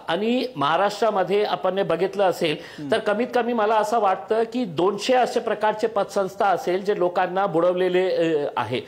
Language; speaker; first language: Marathi; non-native, local second language; Urdu